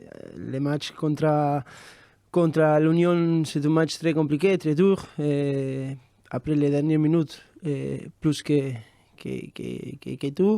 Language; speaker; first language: French; non-native, fluent; Spanish